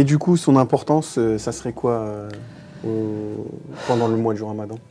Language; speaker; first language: French; native; French